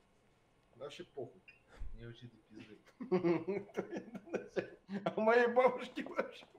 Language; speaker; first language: Russian; native; Russian